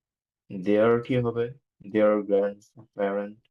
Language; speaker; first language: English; non-native, local second language; Bangla